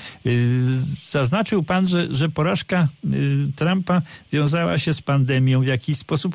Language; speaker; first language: Polish; native; Polish